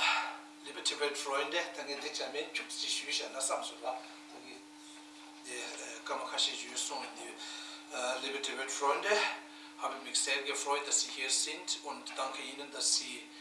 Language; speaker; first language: German; non-native, learner; Tibetan